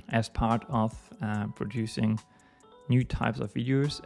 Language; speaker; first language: English; non-native, fluent; German